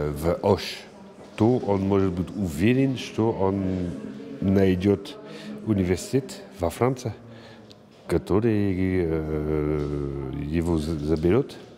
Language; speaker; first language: Russian; non-native, fluent; French